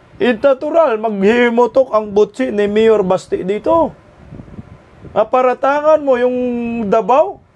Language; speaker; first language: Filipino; non-native, local second language; Cebuano